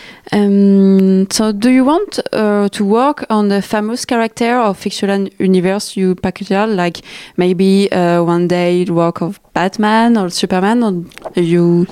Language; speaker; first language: English; non-native, learner; French